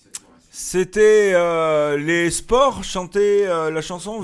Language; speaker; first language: French; native; French